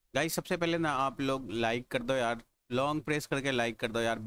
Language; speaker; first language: Hindi; native; Hindi